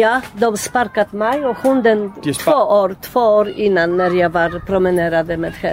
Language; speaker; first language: Swedish; non-native, learner; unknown